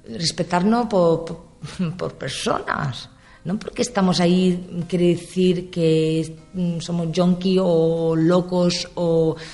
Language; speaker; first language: Spanish; non-native, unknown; Italian